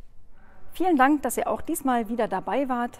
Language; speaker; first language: German; native; German